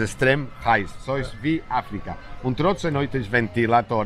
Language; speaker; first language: German; non-native, learner; Spanish